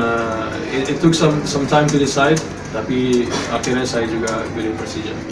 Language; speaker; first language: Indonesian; early bilingual, heritage; Indonesian